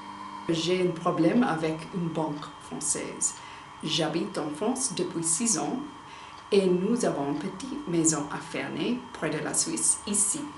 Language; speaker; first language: French; non-native, learner; English